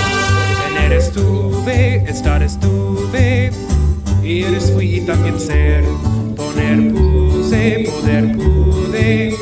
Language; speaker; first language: Spanish; non-native, fluent; English